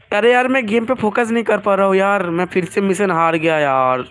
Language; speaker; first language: Hindi; non-native, local second language; Bangla